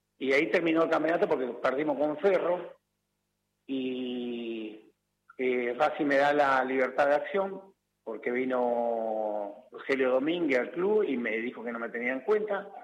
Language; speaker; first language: Spanish; native; Spanish